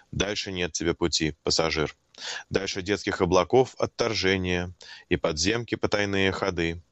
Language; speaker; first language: Russian; native; Russian